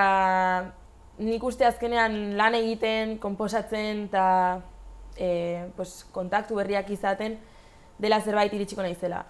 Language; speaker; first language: Basque; non-native, local second language; Spanish